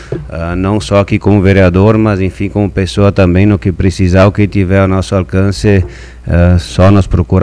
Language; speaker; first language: Portuguese; native; Portuguese